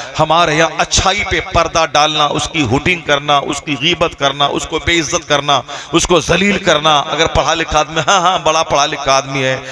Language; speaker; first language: Hindi; native; Hindi